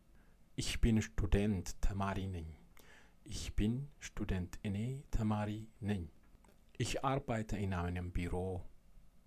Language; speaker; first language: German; non-native, fluent; Amharic